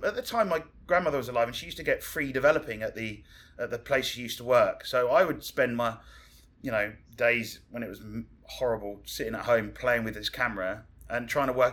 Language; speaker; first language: English; native; English